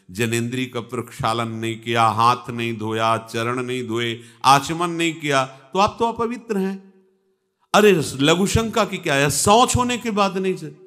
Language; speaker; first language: Hindi; native; Hindi